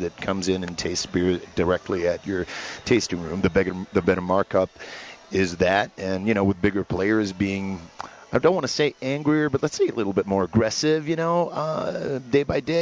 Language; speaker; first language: English; non-native, fluent; Italian